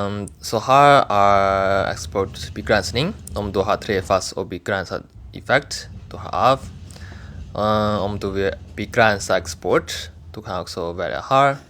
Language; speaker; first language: Swedish; non-native, learner; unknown